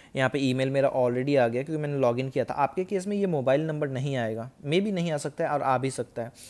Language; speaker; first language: Hindi; native; Hindi